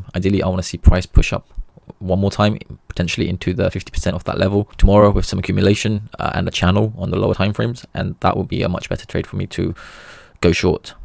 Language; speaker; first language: English; native; English